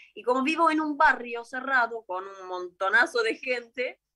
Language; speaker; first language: Spanish; non-native, fluent; Ukrainian